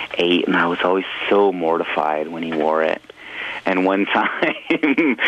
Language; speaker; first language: English; native; English